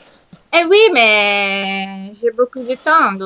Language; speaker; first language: French; non-native, learner; Italian